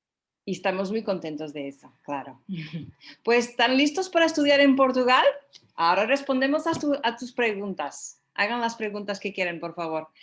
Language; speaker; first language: Spanish; non-native, fluent; Portuguese